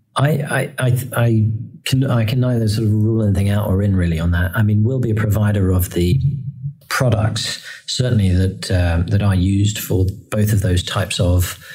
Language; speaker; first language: English; native; English